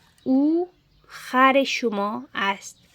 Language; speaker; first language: Persian; non-native, learner; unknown